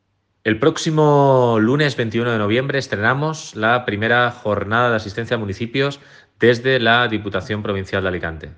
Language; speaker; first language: Spanish; native; Spanish